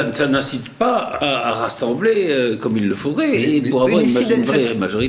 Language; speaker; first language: French; native; French